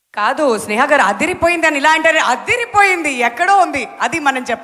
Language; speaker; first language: Telugu; native; Telugu